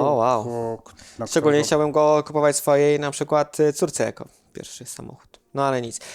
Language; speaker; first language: Polish; native; Polish